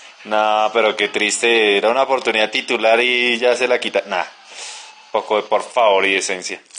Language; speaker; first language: Spanish; native; Spanish